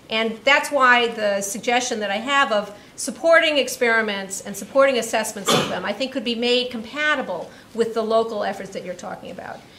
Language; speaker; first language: English; native; English